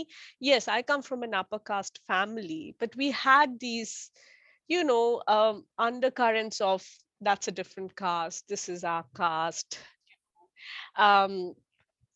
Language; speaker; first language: English; non-native, local second language; Bangla